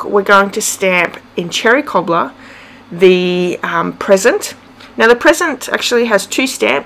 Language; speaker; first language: English; native; English